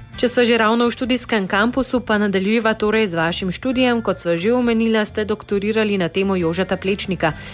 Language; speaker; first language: Slovenian; native; Slovenian